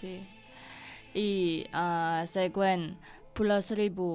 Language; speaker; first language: Catalan; non-native, learner; Indonesian